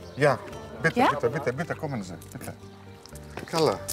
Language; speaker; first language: German; non-native, learner; Greek